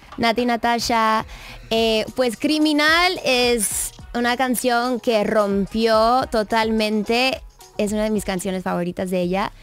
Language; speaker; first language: Spanish; early bilingual, heritage; English